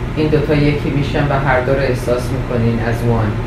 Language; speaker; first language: Persian; native; Persian